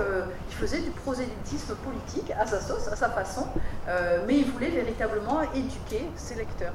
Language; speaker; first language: French; native; French